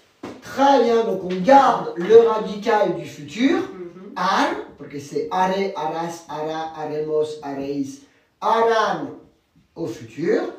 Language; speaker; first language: French; native; French